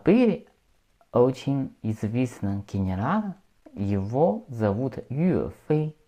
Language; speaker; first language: Russian; non-native, learner; Chinese